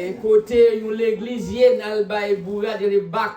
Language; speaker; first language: French; non-native, local second language; Haitian Creole